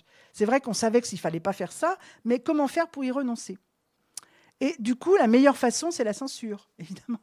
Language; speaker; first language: French; native; French